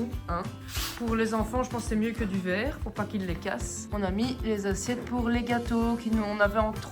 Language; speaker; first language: French; native; French